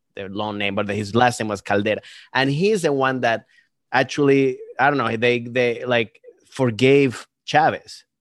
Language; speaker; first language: English; early bilingual, other home language; Spanish